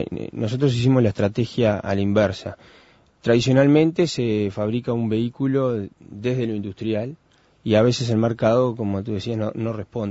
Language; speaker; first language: Spanish; native; Spanish